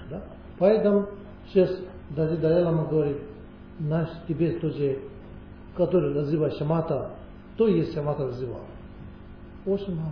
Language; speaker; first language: Russian; non-native, learner; Tibetan